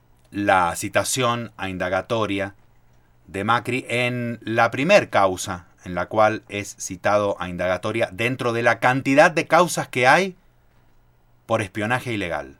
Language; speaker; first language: Spanish; native; Spanish